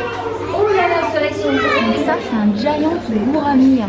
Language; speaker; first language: French; native; French